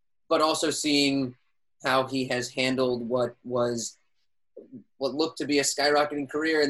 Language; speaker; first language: English; native; English